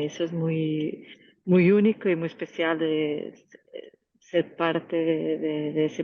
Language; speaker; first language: Spanish; non-native, fluent; Portuguese